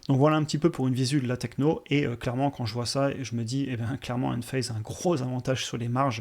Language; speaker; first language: French; native; French